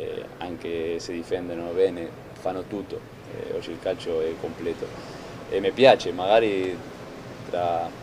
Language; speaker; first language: Italian; non-native, fluent; Spanish